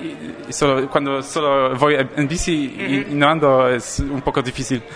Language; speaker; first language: Spanish; non-native, learner; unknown